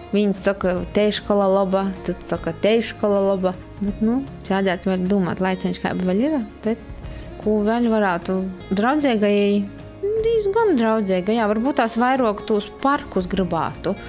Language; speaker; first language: Latvian; native; Latvian